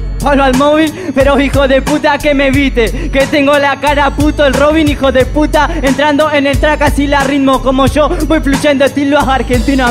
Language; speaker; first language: Spanish; native; Spanish